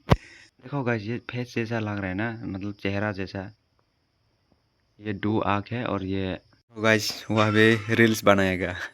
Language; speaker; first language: Hindi; non-native, local second language; Kok Borok